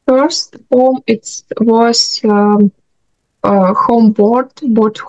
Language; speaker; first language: English; non-native, learner; Russian